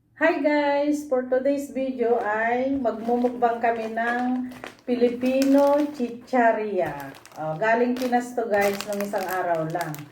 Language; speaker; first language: Filipino; non-native, local second language; Cebuano